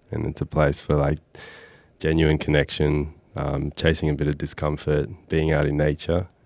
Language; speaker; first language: English; native; English